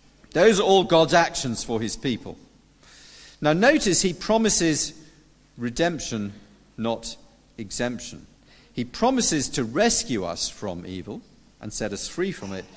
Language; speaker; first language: English; native; English